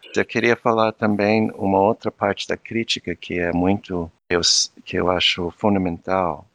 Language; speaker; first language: Portuguese; non-native, fluent; English